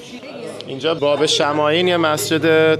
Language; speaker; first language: Persian; native; Persian